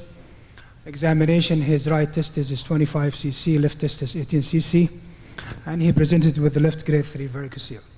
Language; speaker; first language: English; non-native, fluent; Arabic